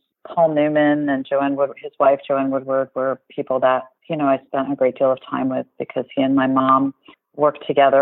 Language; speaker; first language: English; native; English